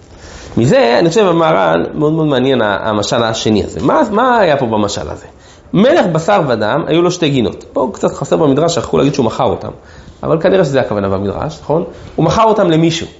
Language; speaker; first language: Hebrew; native; Hebrew